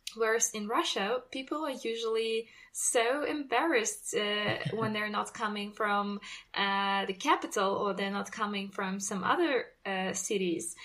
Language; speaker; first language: English; non-native, fluent; Russian